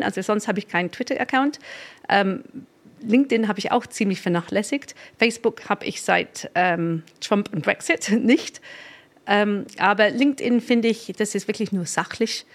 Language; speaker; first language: German; non-native, fluent; English